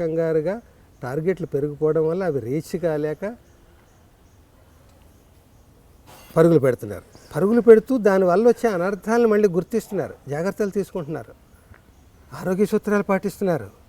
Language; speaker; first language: Telugu; native; Telugu